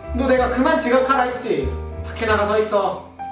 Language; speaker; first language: Korean; early bilingual, other home language; Japanese